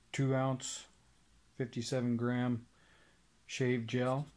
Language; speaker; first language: English; native; English